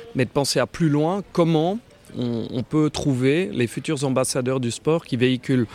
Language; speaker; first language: French; native; French